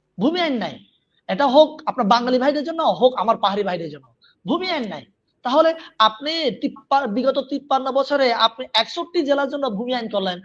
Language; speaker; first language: Bangla; non-native, local second language; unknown